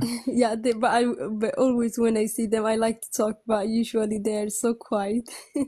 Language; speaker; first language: English; non-native, learner; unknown